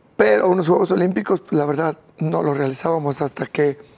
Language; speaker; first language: Spanish; native; Spanish